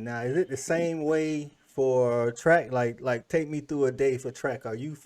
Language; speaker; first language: English; native; English